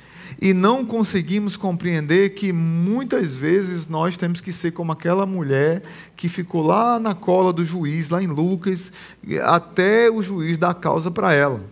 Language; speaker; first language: Portuguese; native; Portuguese